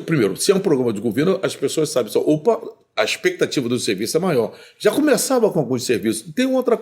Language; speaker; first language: Portuguese; native; Portuguese